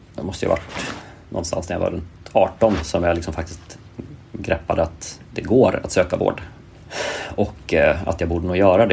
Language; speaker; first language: Swedish; native; Swedish